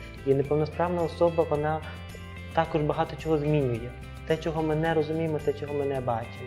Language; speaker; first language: Ukrainian; native; Ukrainian